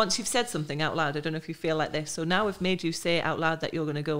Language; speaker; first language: English; native; English